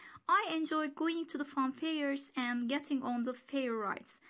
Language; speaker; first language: English; non-native, fluent; Turkish